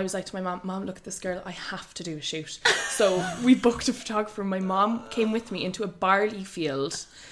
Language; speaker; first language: English; native; English